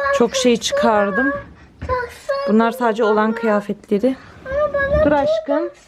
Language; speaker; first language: Turkish; early bilingual, heritage; Turkish